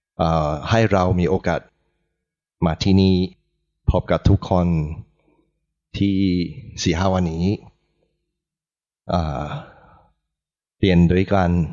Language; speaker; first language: Thai; non-native, learner; English